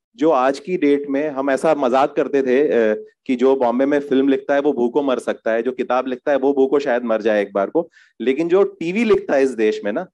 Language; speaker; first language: Hindi; native; Hindi